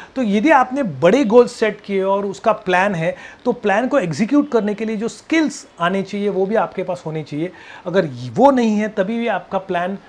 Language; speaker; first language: Hindi; non-native, local second language; Marathi